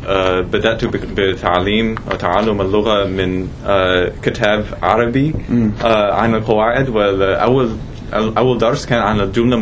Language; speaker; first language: Arabic; non-native, fluent; English